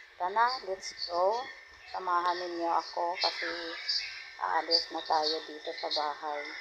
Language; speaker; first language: Filipino; non-native, local second language; Hiligaynon